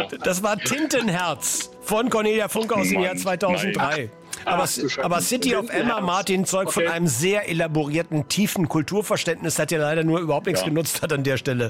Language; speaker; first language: German; native; German